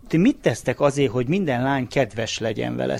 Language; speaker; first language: Hungarian; native; Hungarian